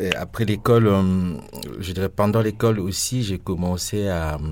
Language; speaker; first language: French; non-native, local second language; Lingala